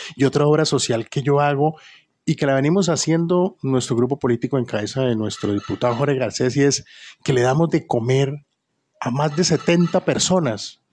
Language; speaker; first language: Spanish; native; Spanish